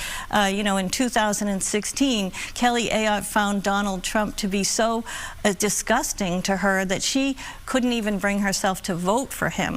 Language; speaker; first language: English; native; English